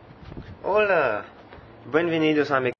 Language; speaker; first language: Spanish; non-native, learner; English